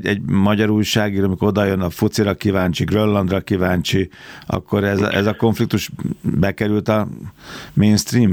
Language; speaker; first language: Hungarian; native; Hungarian